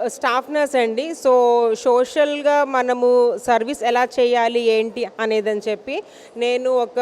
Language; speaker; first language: Telugu; native; Telugu